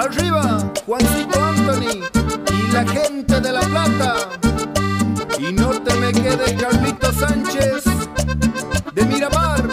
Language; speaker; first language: Spanish; native; Spanish